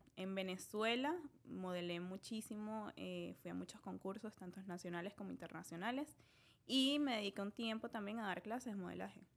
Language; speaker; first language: Spanish; native; Spanish